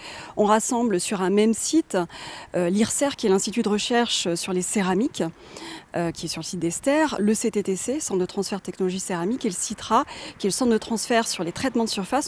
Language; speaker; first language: French; native; French